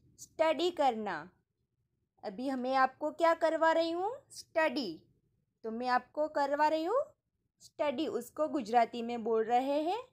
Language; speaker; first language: Hindi; non-native, local second language; Gujarati